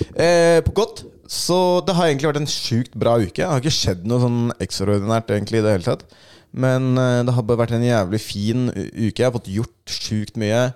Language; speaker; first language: Norwegian; native; Norwegian